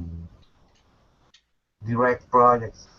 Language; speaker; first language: English; non-native, learner; Spanish